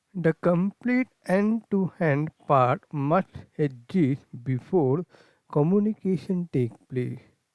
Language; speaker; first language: English; non-native, local second language; Kannada